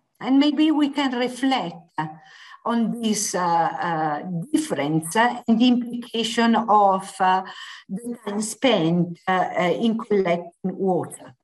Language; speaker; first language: English; non-native, fluent; Italian